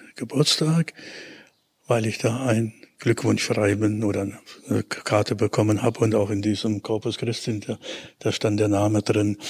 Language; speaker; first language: German; native; German